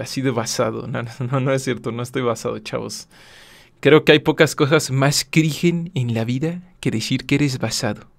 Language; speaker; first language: Spanish; native; Spanish